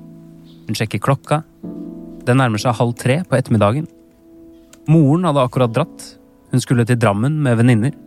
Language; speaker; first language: Norwegian; native; Norwegian